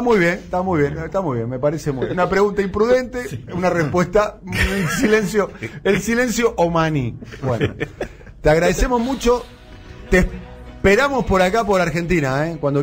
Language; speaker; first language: Spanish; native; Spanish